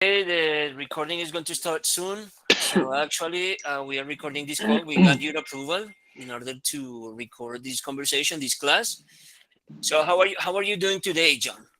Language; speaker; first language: English; non-native, fluent; Spanish